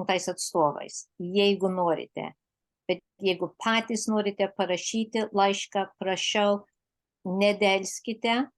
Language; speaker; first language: Lithuanian; early bilingual, heritage; Lithuanian